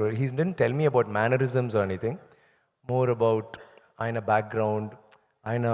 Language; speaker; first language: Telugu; non-native, learner; Tamil